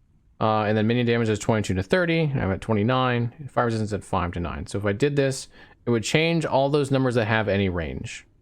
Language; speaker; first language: English; native; English